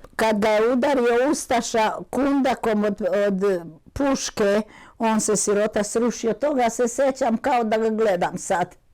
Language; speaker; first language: Bosnian; native; Bosnian